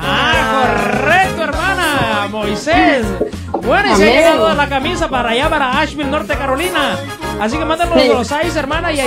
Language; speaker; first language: Spanish; native; Spanish